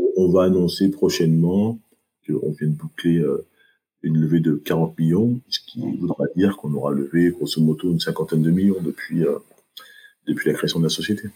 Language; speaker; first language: French; early bilingual, other home language; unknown